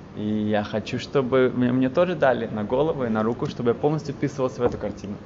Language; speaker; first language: Russian; early bilingual, heritage; Russian